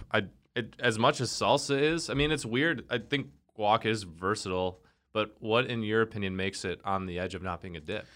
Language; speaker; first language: English; native; English